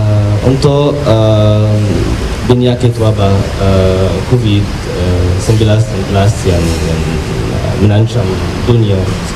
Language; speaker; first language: Indonesian; non-native, fluent; Arabic